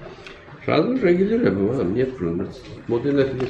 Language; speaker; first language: Russian; non-native, learner; Turkish